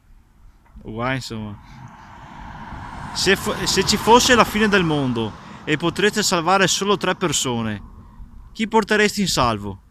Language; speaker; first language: Italian; native; Italian